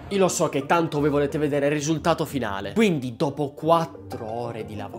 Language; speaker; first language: Italian; native; Italian